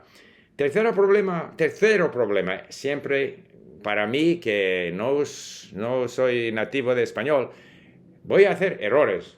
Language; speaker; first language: Spanish; non-native, fluent; English